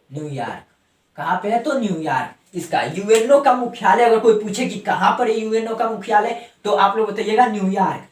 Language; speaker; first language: Hindi; native; Hindi